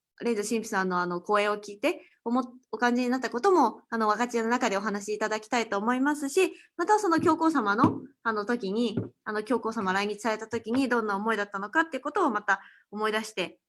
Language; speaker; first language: Japanese; native; Japanese